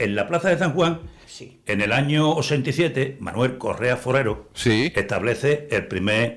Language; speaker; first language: Spanish; native; Spanish